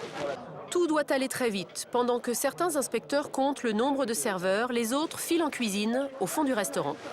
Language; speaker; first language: French; native; French